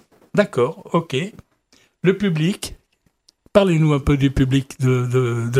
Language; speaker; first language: French; native; French